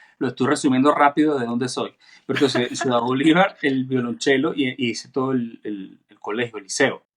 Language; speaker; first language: Spanish; native; Spanish